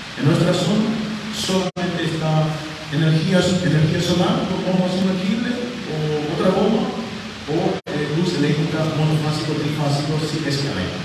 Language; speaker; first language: Spanish; non-native, local second language; German